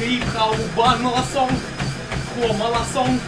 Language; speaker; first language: Chinese; non-native, learner; Russian